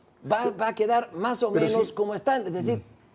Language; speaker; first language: Spanish; native; Spanish